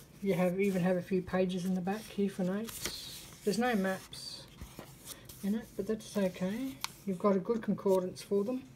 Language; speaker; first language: English; native; English